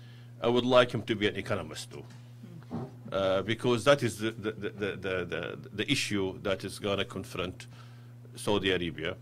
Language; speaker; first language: English; non-native, fluent; Arabic